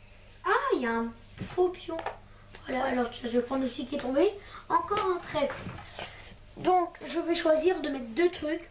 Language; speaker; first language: French; native; French